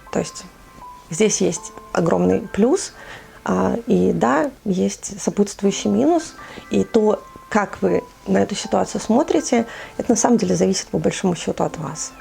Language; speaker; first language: Russian; native; Russian